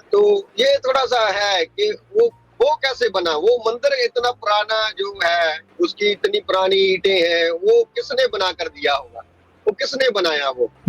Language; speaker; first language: Hindi; early bilingual, heritage; Hindi